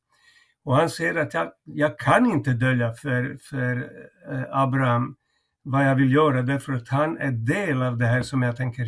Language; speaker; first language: Swedish; non-native, fluent; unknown